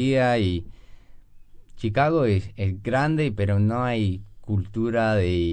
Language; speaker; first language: Spanish; non-native, fluent; English